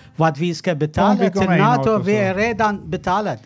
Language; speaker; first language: Swedish; non-native, learner; Arabic